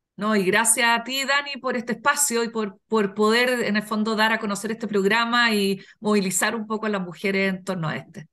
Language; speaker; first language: Spanish; native; Spanish